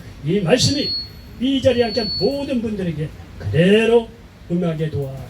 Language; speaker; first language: Korean; native; Korean